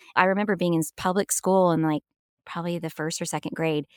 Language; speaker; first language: English; native; English